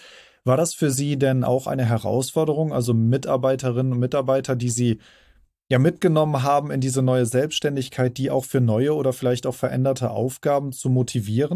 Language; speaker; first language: German; native; German